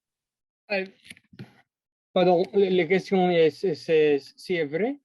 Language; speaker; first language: French; non-native, learner; English